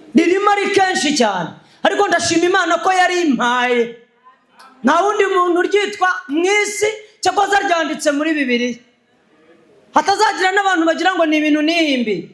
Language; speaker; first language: Kinyarwanda; native; Kinyarwanda